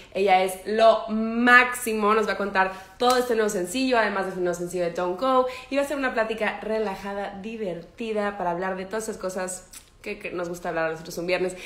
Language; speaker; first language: Spanish; native; Spanish